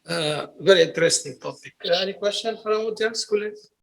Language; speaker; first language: English; non-native, learner; Bulgarian